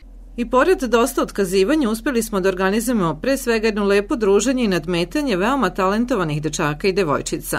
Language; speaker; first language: Serbian; native; Serbian